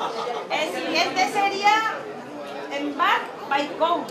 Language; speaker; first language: Spanish; native; Spanish